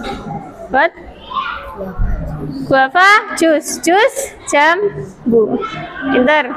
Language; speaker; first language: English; non-native, learner; Indonesian